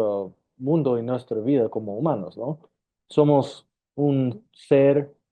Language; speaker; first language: Spanish; non-native, fluent; English